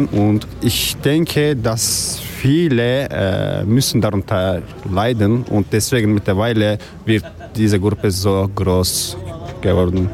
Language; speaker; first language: German; non-native, learner; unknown